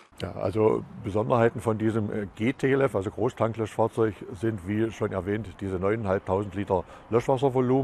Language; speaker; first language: German; native; German